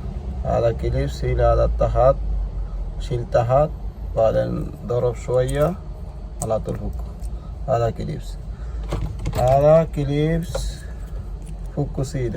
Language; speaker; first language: Arabic; non-native, learner; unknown